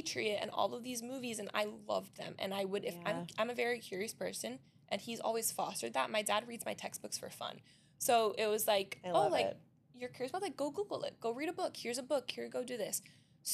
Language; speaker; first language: English; early bilingual, other home language; Spanish